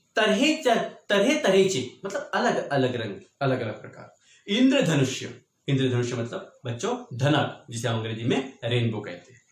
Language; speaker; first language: Hindi; non-native, local second language; Marathi